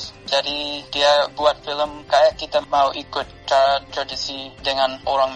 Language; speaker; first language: Indonesian; non-native, fluent; English